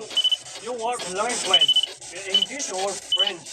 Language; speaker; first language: English; non-native, local second language; French